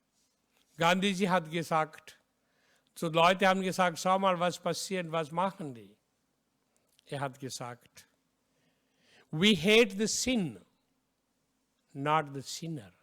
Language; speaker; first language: German; non-native, learner; Hindi